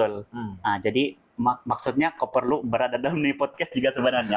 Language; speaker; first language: Malay; native; Malay